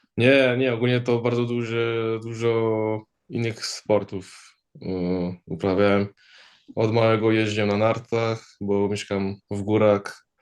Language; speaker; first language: Polish; early bilingual, heritage; Polish